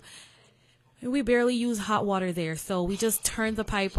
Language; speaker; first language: English; non-native, local second language; Jamaican Creole English